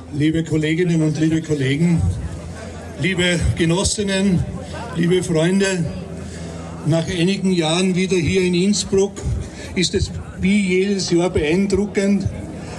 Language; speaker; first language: German; native; German